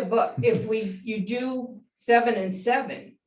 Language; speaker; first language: English; native; English